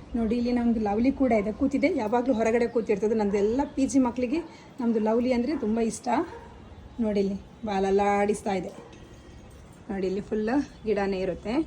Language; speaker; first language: Kannada; non-native, local second language; Tulu